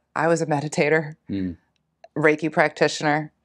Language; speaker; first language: English; native; English